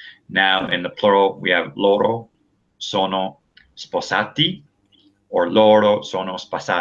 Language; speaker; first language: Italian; non-native, fluent; English